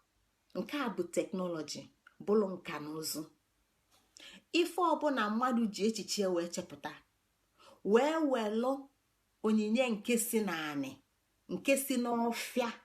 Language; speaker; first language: Igbo; native; Igbo